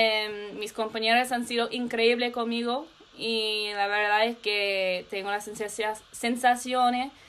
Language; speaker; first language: Spanish; non-native, learner; English